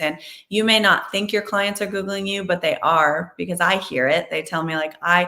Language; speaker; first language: English; native; English